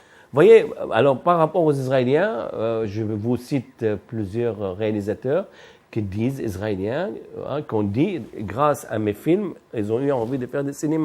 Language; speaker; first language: French; non-native, fluent; Arabic